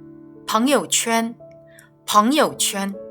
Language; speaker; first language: Chinese; non-native, fluent; Korean